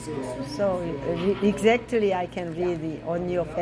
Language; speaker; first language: English; non-native, learner; Korean